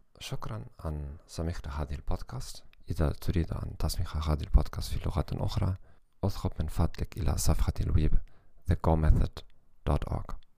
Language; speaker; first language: Arabic; non-native, learner; German